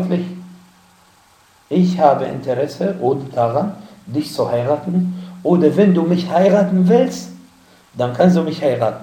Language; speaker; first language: German; non-native, fluent; Arabic